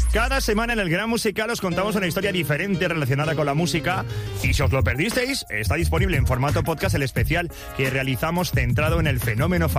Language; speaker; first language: Spanish; native; Spanish